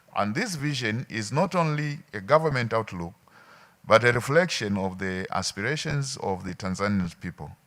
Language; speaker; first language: English; non-native, local second language; Swahili